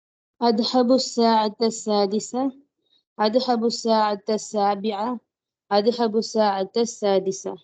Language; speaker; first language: Arabic; non-native, learner; Tamil